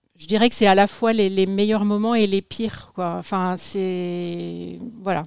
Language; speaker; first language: French; native; French